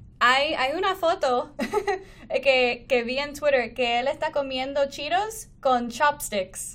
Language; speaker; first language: Spanish; non-native, fluent; English